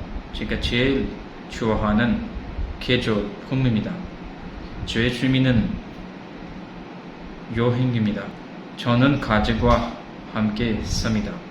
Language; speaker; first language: Korean; non-native, fluent; Urdu